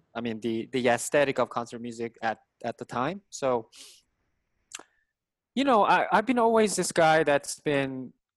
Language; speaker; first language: English; non-native, fluent; Korean